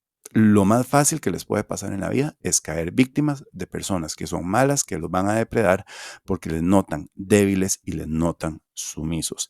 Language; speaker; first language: Spanish; native; Spanish